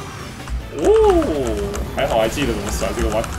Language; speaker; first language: Chinese; native; Chinese